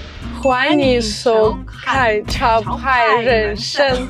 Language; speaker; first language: Chinese; non-native, fluent; Russian